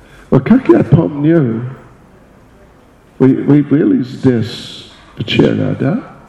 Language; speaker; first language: Russian; non-native, learner; English